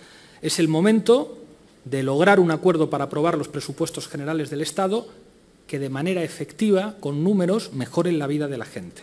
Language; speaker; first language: Spanish; native; Spanish